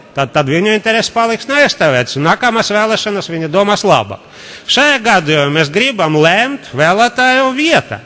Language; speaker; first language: Latvian; non-native, local second language; Russian